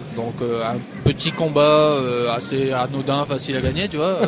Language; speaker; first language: French; native; French